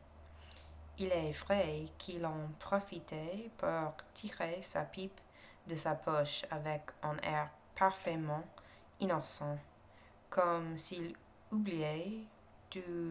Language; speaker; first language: French; non-native, learner; English